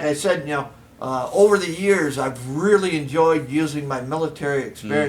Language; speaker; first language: English; native; English